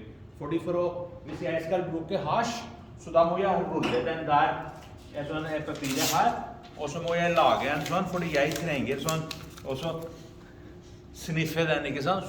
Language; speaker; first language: Norwegian; non-native, fluent; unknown